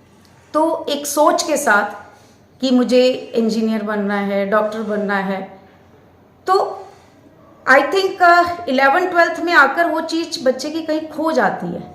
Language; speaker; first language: Hindi; native; Hindi